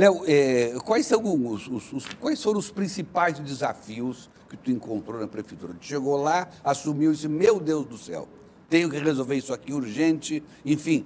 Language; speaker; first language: Portuguese; native; Portuguese